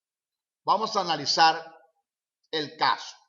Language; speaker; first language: Spanish; native; Spanish